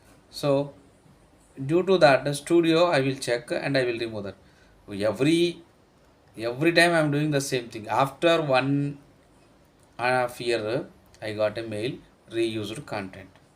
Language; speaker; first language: English; non-native, local second language; Telugu